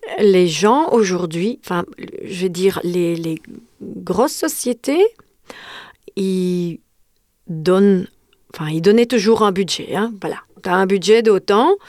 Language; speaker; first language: French; non-native, local second language; Dutch